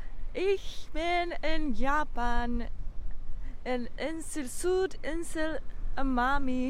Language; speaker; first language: German; non-native, learner; Japanese